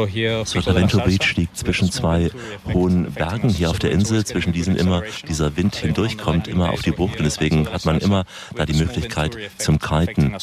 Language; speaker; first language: German; native; German